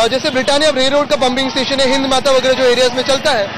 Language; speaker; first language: Hindi; non-native, local second language; Marathi